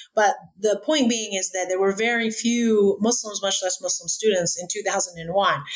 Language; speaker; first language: English; native; English